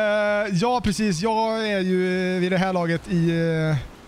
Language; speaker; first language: Swedish; native; Swedish